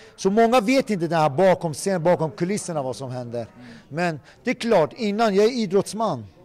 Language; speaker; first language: Swedish; early bilingual, other home language; Persian